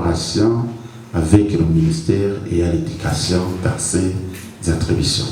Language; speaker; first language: French; non-native, local second language; Rundi